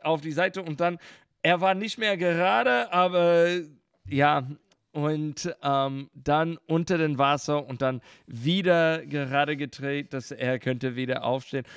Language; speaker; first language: German; non-native, learner; English